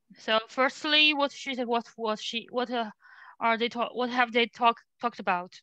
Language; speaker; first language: English; non-native, learner; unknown